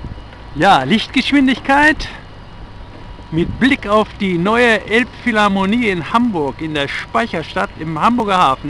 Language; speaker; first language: German; native; German